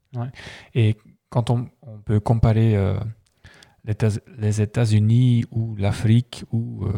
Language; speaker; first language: French; non-native, local second language; Dutch